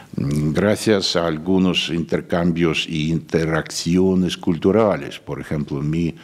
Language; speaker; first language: Spanish; non-native, fluent; Russian